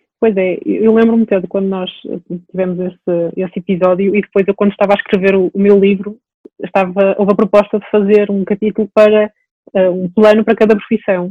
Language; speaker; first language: Portuguese; native; Portuguese